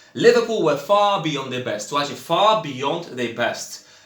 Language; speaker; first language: English; non-native, fluent; Polish